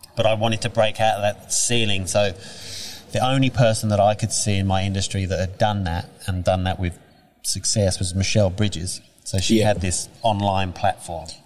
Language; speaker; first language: English; native; English